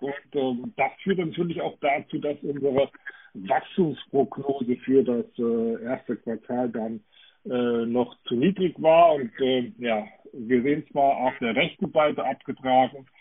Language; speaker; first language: German; native; German